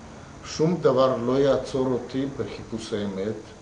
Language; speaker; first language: Hebrew; non-native, fluent; Russian